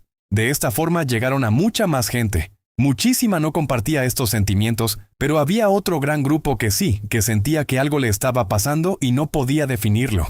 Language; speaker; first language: Spanish; native; Spanish